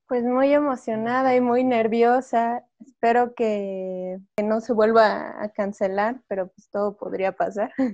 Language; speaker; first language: Spanish; native; Spanish